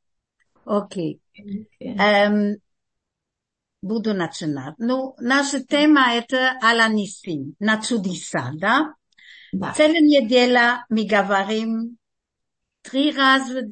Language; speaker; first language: Russian; early bilingual, heritage; Russian